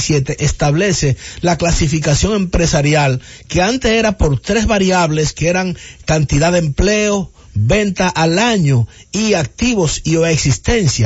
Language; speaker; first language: Spanish; native; Spanish